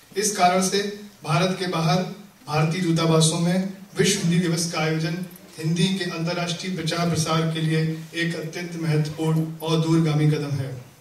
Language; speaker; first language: Hindi; native; Hindi